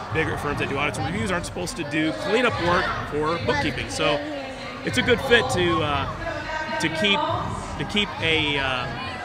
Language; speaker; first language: English; native; English